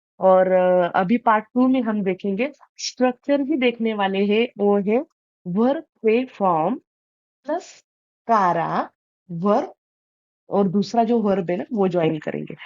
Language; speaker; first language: Hindi; non-native, local second language; Marathi